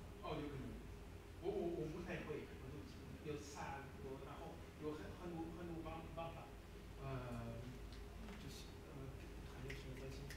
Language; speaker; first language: Chinese; non-native, learner; French